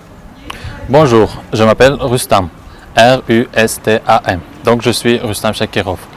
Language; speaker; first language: French; non-native, fluent; Uzbek